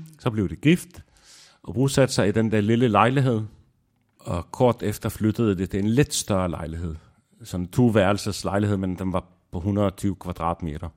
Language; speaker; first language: Danish; non-native, fluent; Arabic